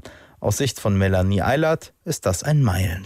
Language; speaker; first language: German; native; German